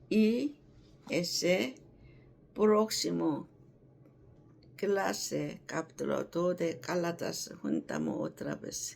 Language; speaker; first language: Spanish; non-native, learner; Korean